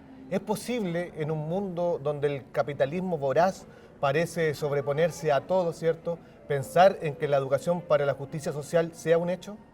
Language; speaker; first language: Spanish; native; Spanish